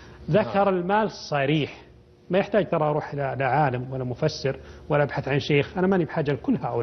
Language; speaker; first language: Arabic; native; Arabic